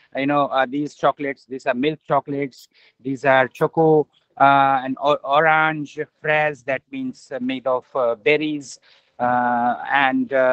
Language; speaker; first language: English; non-native, local second language; Hindi